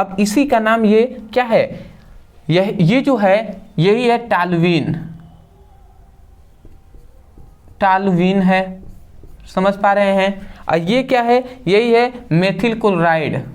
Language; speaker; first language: Hindi; native; Hindi